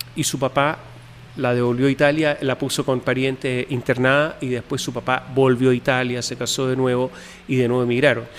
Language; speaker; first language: Spanish; native; Spanish